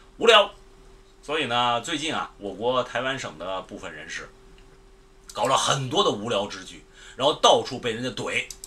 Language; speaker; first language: Chinese; native; Chinese